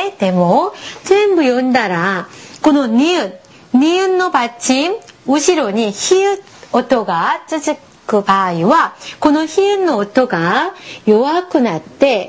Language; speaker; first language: Japanese; non-native, fluent; Korean